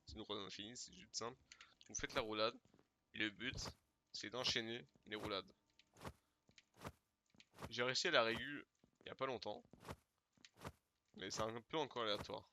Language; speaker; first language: French; native; French